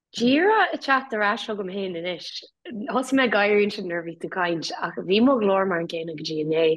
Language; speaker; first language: Irish; native; Irish